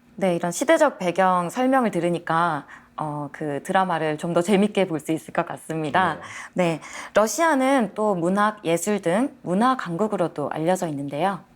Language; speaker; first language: Korean; native; Korean